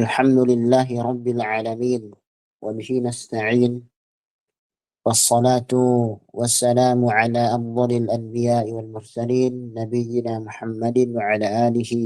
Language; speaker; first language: Arabic; non-native, fluent; Indonesian